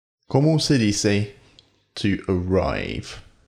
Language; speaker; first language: Spanish; non-native, fluent; English